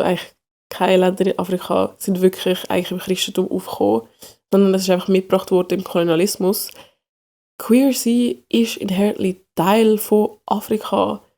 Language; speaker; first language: German; early bilingual, other home language; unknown